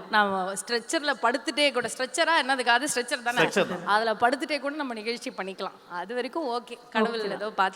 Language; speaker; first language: Tamil; native; Tamil